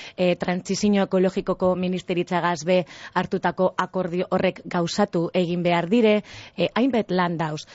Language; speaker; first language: Basque; native; Basque